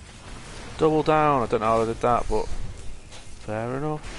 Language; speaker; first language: English; native; English